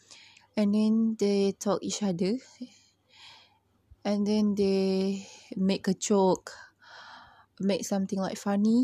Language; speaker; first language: English; non-native, learner; Malay